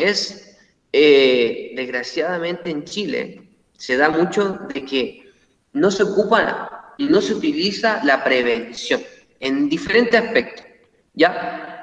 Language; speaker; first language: Spanish; native; Spanish